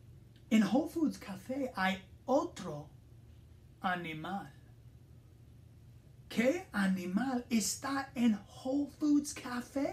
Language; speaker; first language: Spanish; non-native, fluent; English